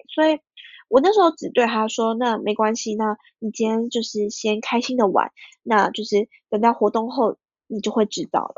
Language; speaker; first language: Chinese; early bilingual, heritage; Chinese